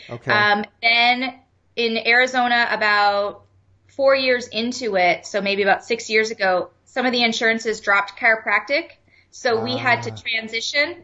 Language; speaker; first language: English; native; English